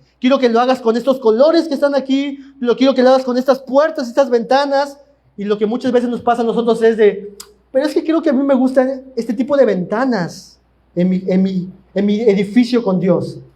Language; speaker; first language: Spanish; native; Spanish